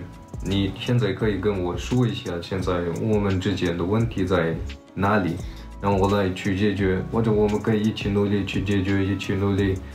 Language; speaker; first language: Chinese; early bilingual, heritage; Chinese